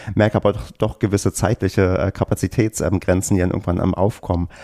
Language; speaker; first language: German; native; German